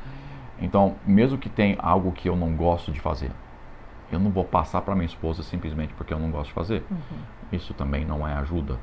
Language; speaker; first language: Portuguese; non-native, fluent; English